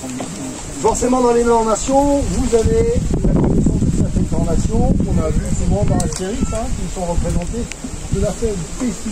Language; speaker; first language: French; native; French